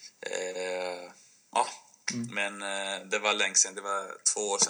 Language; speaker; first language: Swedish; non-native, fluent; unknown